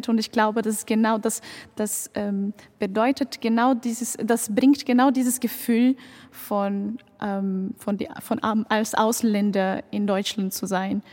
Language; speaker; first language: German; non-native, fluent; Portuguese